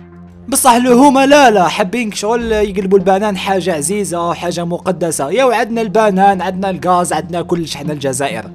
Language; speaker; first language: Arabic; native; Arabic